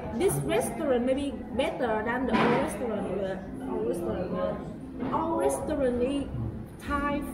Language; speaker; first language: English; non-native, learner; Vietnamese